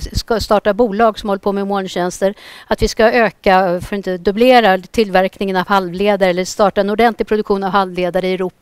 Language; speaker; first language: Swedish; native; Swedish